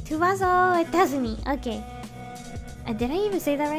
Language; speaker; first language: French; non-native, learner; Spanish